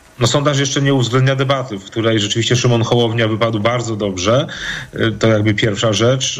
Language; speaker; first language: Polish; native; Polish